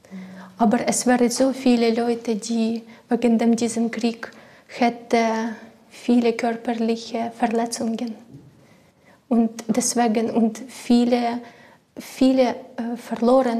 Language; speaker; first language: German; non-native, learner; Ukrainian